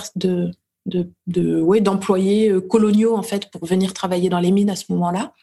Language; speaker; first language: French; native; French